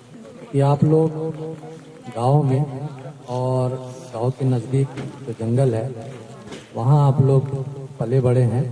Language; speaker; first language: Hindi; native; Hindi